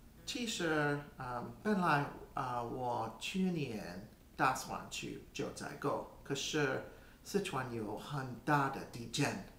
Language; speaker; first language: Chinese; non-native, learner; English